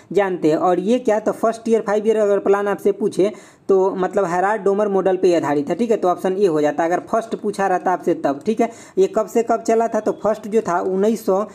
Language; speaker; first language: Hindi; native; Hindi